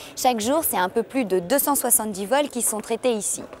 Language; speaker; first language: French; native; French